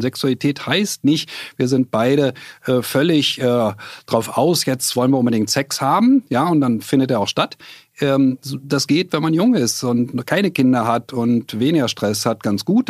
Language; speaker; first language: German; native; German